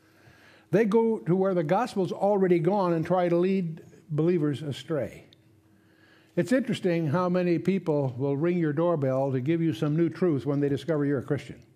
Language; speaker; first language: English; native; English